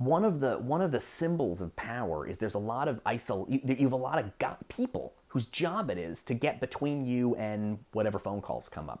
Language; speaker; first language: English; native; English